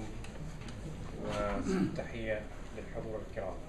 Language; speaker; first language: Arabic; non-native, local second language; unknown